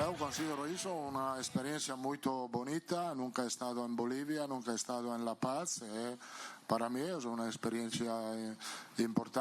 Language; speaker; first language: Portuguese; non-native, learner; Italian